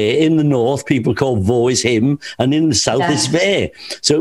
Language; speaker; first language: English; native; English